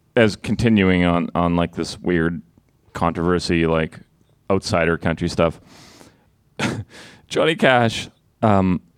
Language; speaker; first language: English; native; English